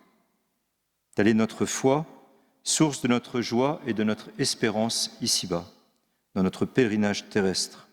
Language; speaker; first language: French; native; French